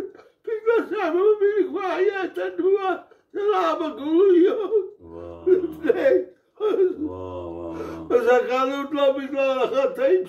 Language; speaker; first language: Hebrew; non-native, fluent; English